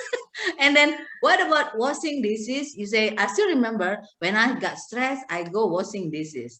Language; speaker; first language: English; non-native, fluent; Indonesian